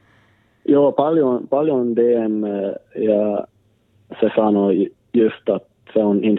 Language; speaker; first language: Finnish; non-native, local second language; Swedish